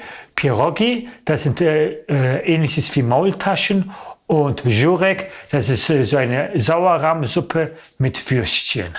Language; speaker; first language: German; early bilingual, other home language; Polish